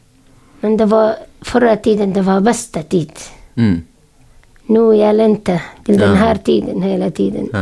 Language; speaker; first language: Swedish; non-native, learner; Syriac